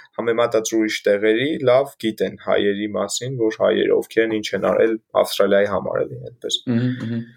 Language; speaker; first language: Armenian; native; Armenian